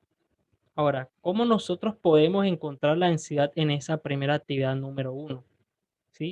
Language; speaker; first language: Spanish; native; Spanish